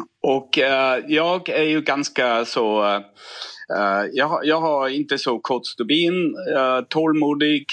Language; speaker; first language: Swedish; non-native, fluent; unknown